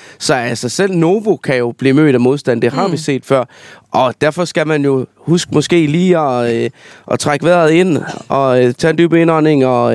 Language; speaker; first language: Danish; native; Danish